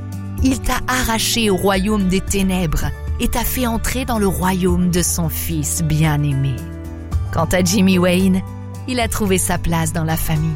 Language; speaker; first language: French; native; French